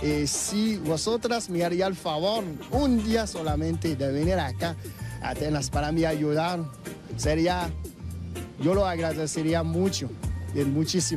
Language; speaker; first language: Spanish; non-native, fluent; French